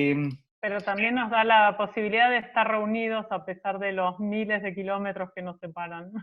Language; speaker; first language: Spanish; native; Spanish